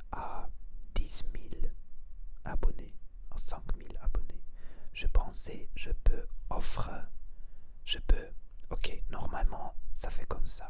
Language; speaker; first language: French; non-native, learner; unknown